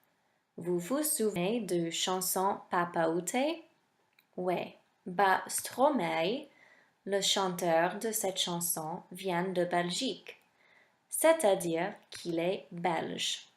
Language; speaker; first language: French; non-native, fluent; English